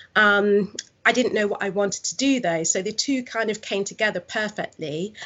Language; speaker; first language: English; native; English